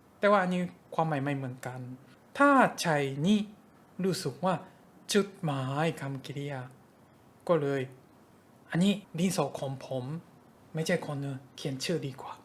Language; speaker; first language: Thai; non-native, fluent; Japanese